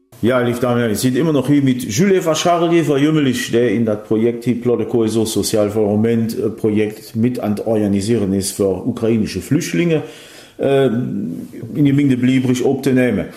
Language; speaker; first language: German; native; German